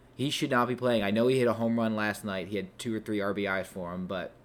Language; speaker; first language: English; native; English